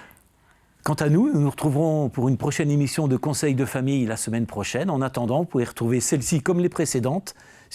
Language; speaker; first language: French; native; French